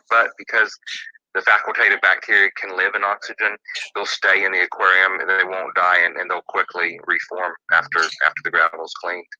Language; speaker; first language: English; native; English